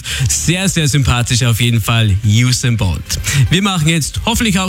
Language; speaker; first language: German; native; German